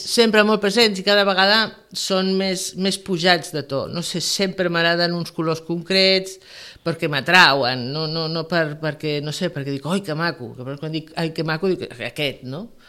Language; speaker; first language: Catalan; non-native, local second language; Spanish